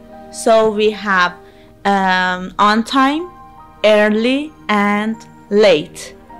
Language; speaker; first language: English; non-native, fluent; Persian